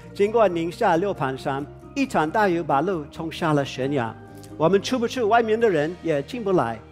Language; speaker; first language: Chinese; non-native, fluent; English